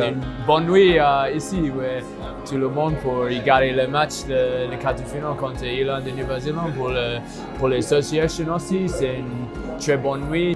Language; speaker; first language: French; non-native, learner; English